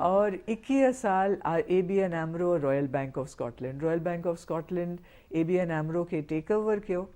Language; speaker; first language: Sindhi; early bilingual, heritage; Sindhi